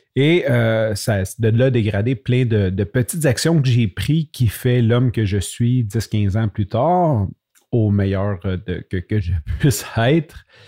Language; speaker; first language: French; native; French